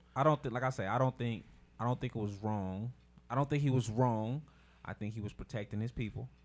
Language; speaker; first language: English; native; English